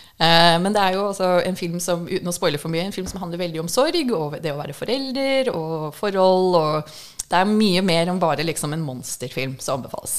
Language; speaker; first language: Norwegian; early bilingual, other home language; English